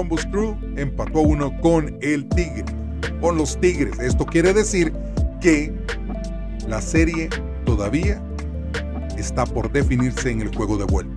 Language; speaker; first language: Spanish; native; Spanish